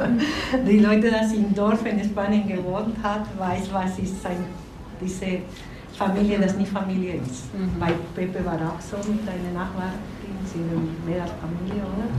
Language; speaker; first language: German; non-native, learner; Spanish